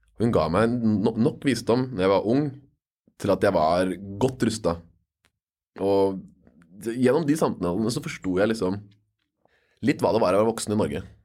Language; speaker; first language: Norwegian; native; Norwegian